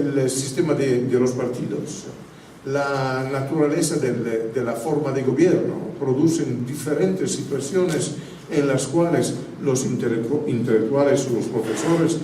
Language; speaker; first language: Spanish; non-native, fluent; Italian